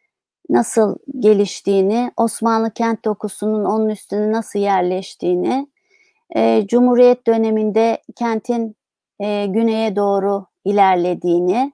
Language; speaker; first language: Turkish; native; Turkish